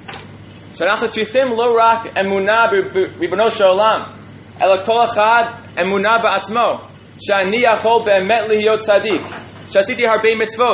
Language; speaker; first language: Hebrew; non-native, fluent; English